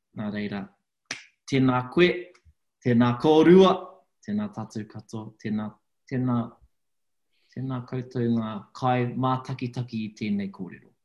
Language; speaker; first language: Māori; non-native, local second language; English